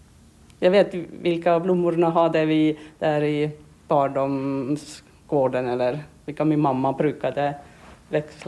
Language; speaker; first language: Swedish; non-native, learner; Estonian